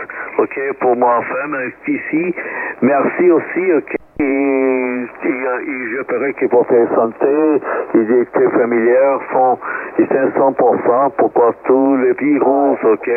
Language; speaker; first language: French; non-native, learner; Portuguese